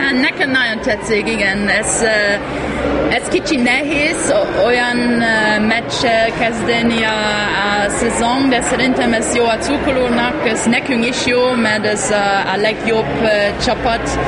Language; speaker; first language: Hungarian; non-native, fluent; German